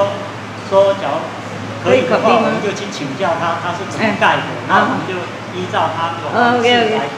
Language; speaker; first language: Chinese; native; Chinese